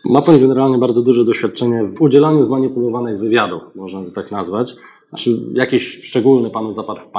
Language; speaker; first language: Polish; native; Polish